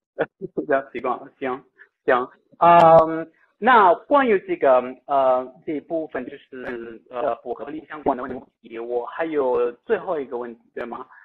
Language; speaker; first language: Chinese; non-native, fluent; Italian